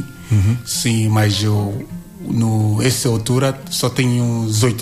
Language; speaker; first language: Portuguese; non-native, learner; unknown